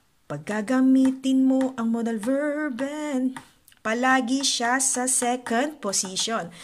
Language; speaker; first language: Filipino; native; Filipino